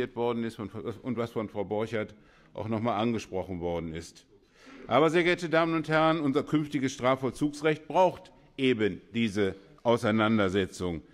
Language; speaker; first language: German; native; German